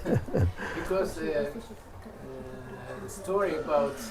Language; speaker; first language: English; non-native, learner; Russian